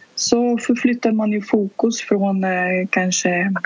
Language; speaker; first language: Swedish; non-native, fluent; Russian